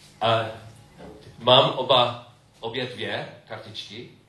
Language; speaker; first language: Czech; non-native, learner; English